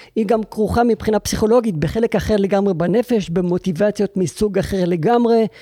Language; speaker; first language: Hebrew; native; Hebrew